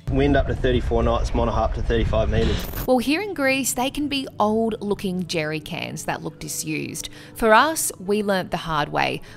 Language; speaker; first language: English; native; English